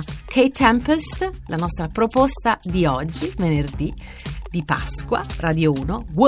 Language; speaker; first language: Italian; native; Italian